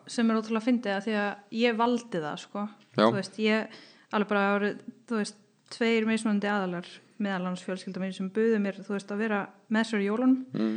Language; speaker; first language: Icelandic; non-native, fluent; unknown